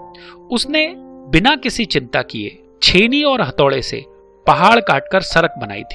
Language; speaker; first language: Hindi; native; Hindi